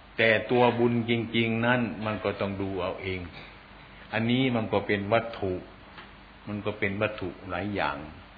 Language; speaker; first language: Thai; non-native, local second language; Northeastern Thai